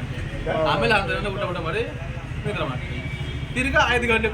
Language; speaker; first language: Kannada; non-native, learner; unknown